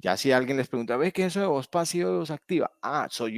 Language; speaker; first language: Spanish; native; Spanish